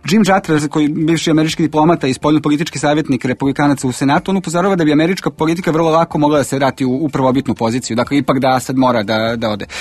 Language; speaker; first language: Serbian; native; Serbian